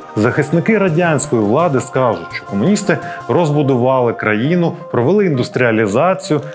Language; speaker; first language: Ukrainian; native; Ukrainian